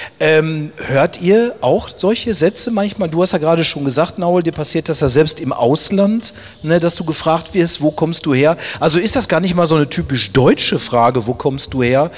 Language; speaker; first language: German; native; German